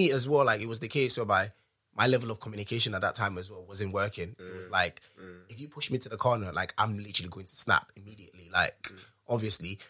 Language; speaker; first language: English; non-native, local second language; Yoruba